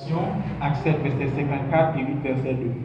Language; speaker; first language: French; non-native, local second language; Haitian Creole